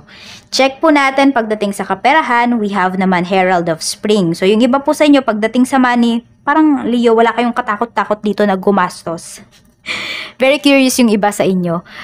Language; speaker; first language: Filipino; native; Filipino